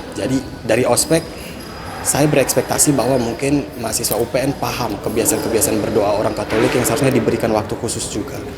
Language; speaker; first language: Indonesian; native; Indonesian